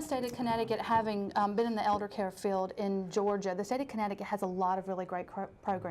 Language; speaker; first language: English; native; English